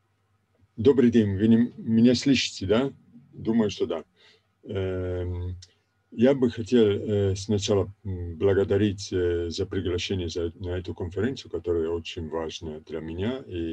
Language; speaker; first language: Russian; non-native, fluent; Italian